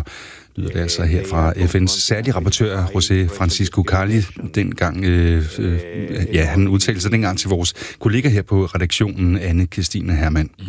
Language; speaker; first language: Danish; native; Danish